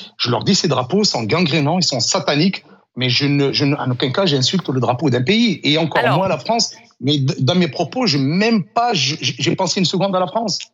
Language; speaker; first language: French; non-native, local second language; Arabic